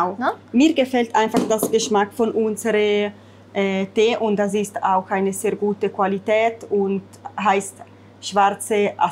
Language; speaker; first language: German; non-native, fluent; Italian